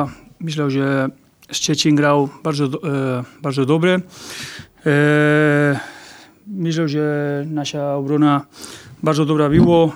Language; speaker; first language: Polish; non-native, learner; Spanish